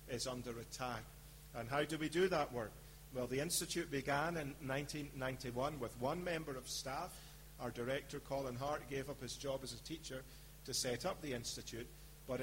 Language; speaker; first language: English; native; English